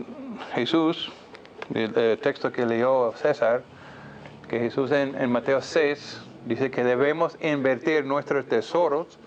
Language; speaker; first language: Spanish; non-native, fluent; English